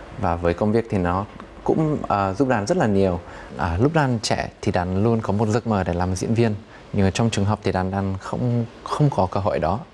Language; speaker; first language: Vietnamese; non-native, fluent; English